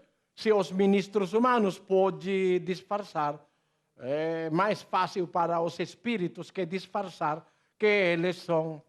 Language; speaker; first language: Portuguese; non-native, learner; Filipino